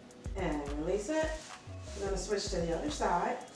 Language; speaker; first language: English; native; English